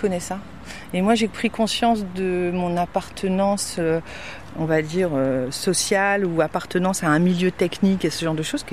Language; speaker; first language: French; native; French